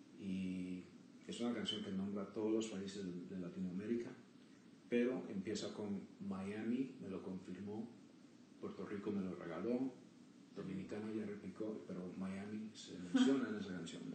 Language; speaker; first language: Spanish; early bilingual, heritage; Spanish